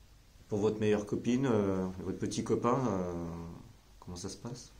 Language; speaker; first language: French; native; French